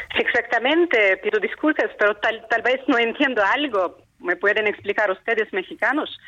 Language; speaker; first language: Spanish; non-native, fluent; Ukrainian